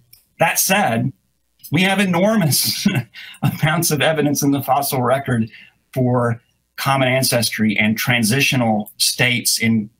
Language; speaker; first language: English; native; English